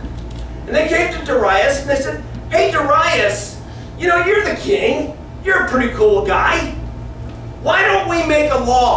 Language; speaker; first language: English; native; English